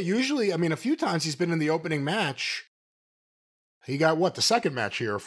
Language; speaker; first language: English; native; English